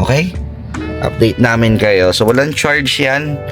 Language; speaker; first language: Filipino; native; Filipino